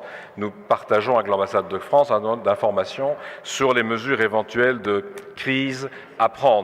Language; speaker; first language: French; native; French